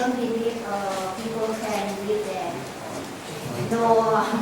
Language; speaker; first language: English; non-native, learner; Thai